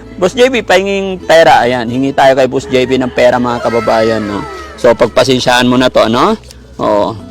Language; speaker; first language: Filipino; native; Filipino